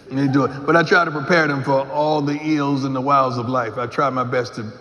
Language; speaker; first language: English; native; English